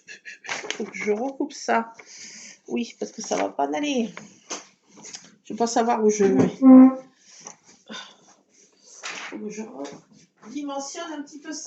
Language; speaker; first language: French; native; French